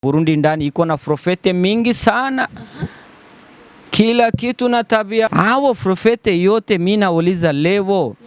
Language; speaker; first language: Swahili; non-native, learner; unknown